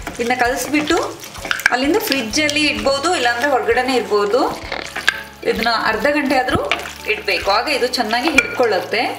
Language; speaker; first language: Kannada; non-native, local second language; Kodava